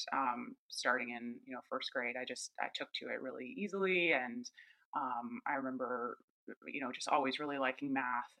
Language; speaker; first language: English; native; English